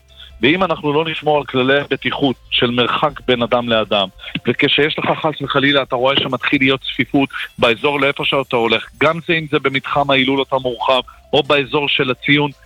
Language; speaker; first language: Hebrew; native; Hebrew